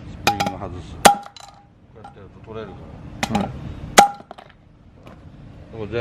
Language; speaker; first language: Japanese; native; Japanese